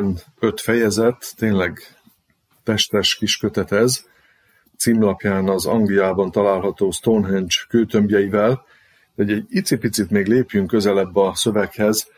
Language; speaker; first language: Hungarian; native; Hungarian